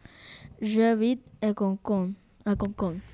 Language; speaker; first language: French; non-native, learner; Spanish